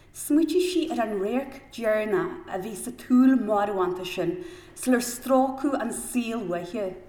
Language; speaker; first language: Irish; native; Irish